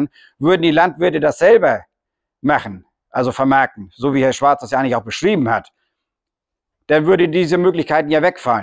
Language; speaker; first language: German; native; German